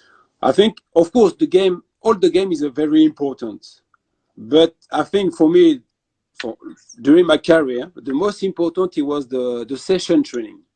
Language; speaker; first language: English; non-native, fluent; French